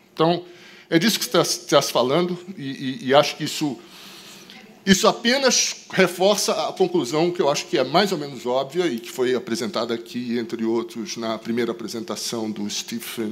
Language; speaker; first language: Portuguese; native; Portuguese